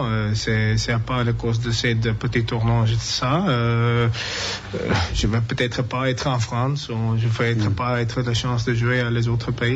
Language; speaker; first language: French; non-native, learner; English